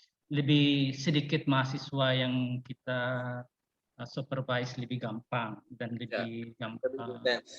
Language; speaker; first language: Indonesian; non-native, fluent; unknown